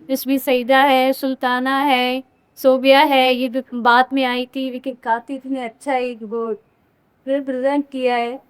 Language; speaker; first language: Urdu; non-native, local second language; Sindhi